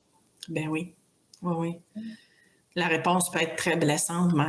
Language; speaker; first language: French; native; French